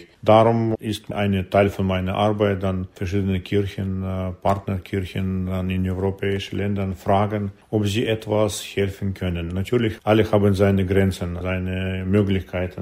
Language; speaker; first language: German; non-native, learner; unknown